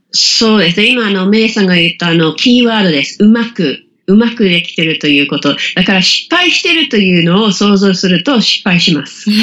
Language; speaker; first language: Japanese; non-native, fluent; English